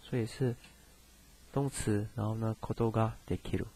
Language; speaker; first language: Japanese; non-native, fluent; Chinese